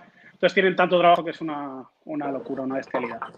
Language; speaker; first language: Spanish; native; Spanish